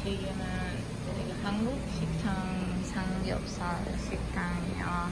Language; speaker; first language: Korean; non-native, learner; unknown